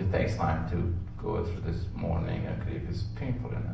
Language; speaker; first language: English; non-native, fluent; Serbian